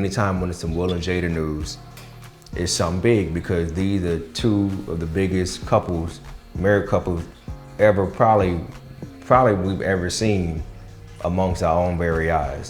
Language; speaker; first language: English; native; English